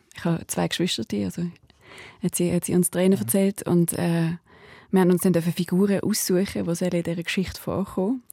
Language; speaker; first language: German; native; German